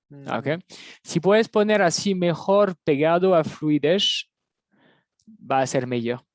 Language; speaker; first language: Spanish; non-native, fluent; French